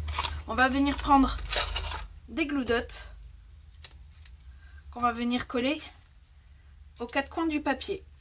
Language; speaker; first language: French; native; French